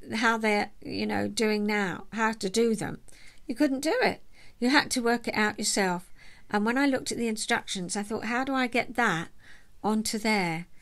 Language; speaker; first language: English; native; English